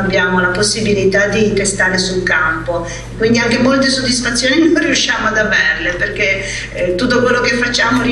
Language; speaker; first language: Italian; native; Italian